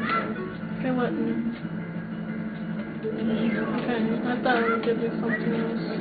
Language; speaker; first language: English; native; English